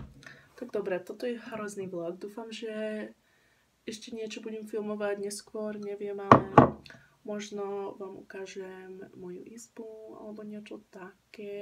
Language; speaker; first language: Slovak; early bilingual, heritage; Slovak